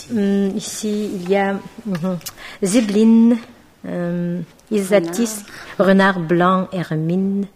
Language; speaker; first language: French; non-native, fluent; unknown